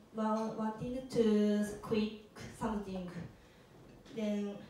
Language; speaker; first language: English; non-native, learner; Japanese